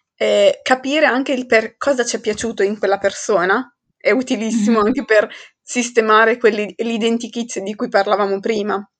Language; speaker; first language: Italian; early bilingual, other home language; Arabic